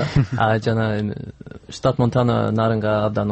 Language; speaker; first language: Kyrgyz; non-native, learner; English